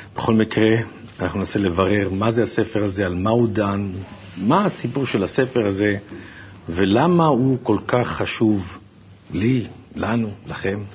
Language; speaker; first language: Hebrew; native; Hebrew